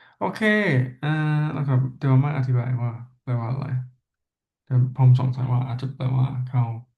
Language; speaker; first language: Thai; non-native, learner; English